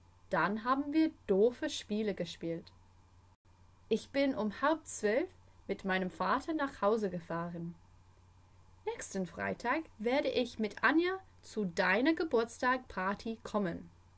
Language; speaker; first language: German; non-native, fluent; English